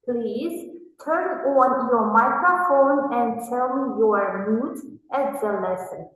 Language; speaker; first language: English; non-native, fluent; Kazakh